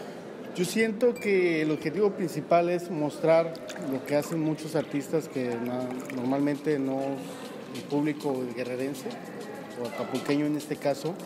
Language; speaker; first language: Spanish; native; Spanish